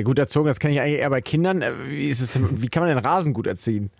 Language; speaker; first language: German; native; German